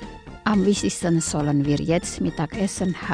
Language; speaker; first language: German; non-native, fluent; Indonesian